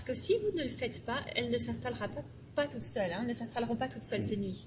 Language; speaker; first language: French; native; French